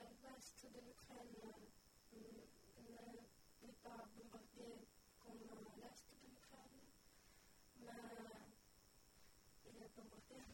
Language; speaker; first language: French; non-native, learner; Ukrainian